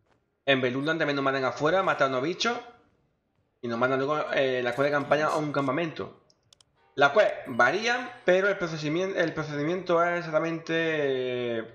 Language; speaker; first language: Spanish; native; Spanish